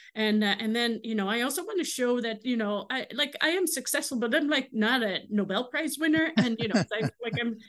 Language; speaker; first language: English; non-native, fluent; Dutch